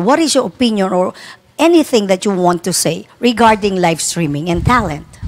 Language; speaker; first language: English; non-native, local second language; Filipino